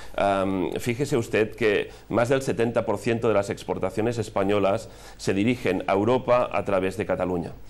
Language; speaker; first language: Spanish; non-native, local second language; Catalan